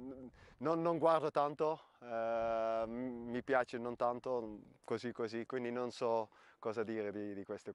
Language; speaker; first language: Italian; non-native, fluent; Dutch